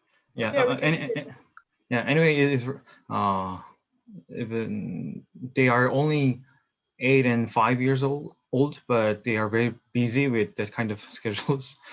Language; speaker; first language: English; non-native, learner; Korean